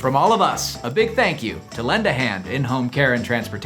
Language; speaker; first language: English; native; English